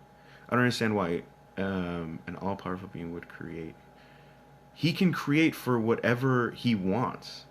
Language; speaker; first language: English; native; English